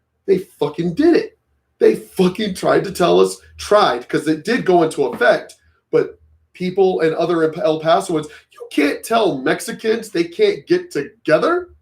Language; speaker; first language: English; native; English